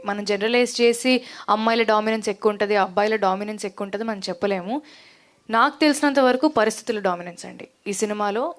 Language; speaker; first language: Telugu; native; Telugu